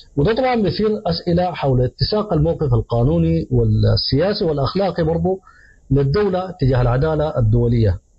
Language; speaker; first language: Arabic; native; Arabic